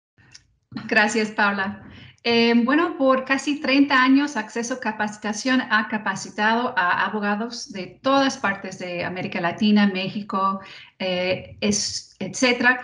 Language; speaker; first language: Spanish; non-native, fluent; English